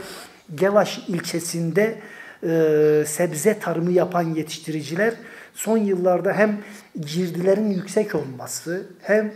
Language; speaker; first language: Turkish; native; Turkish